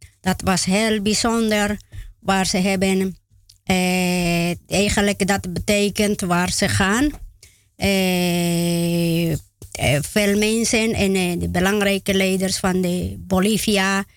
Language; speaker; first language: Dutch; non-native, learner; Spanish